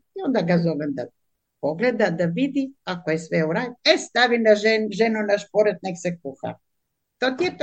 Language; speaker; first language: Croatian; native; Croatian